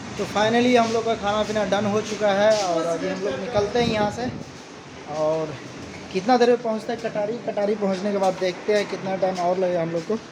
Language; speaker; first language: Hindi; non-native, local second language; Maithili